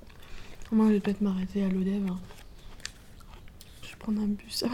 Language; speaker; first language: French; native; French